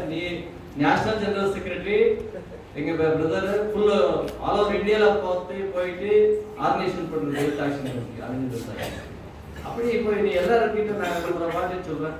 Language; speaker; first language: Tamil; non-native, learner; Kannada